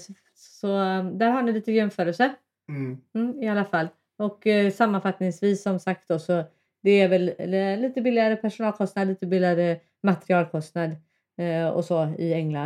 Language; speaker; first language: Swedish; native; Swedish